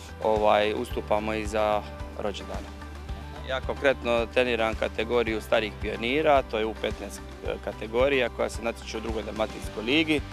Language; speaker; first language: Croatian; native; Croatian